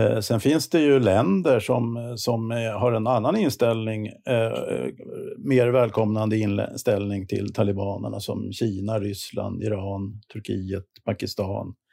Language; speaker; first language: Swedish; native; Swedish